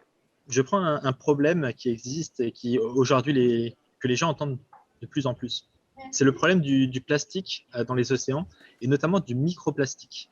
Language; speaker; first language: French; native; French